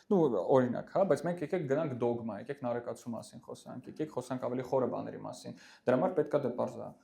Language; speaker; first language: Armenian; early bilingual, heritage; Armenian